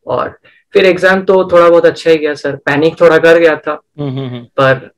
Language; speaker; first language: Hindi; non-native, local second language; Bangla